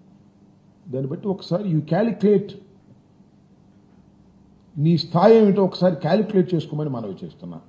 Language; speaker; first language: Telugu; native; Telugu